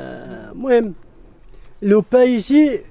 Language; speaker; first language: French; non-native, learner; Arabic